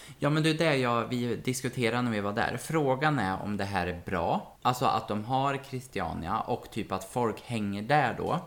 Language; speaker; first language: Swedish; native; Swedish